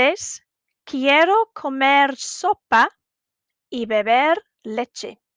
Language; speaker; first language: Spanish; non-native, fluent; English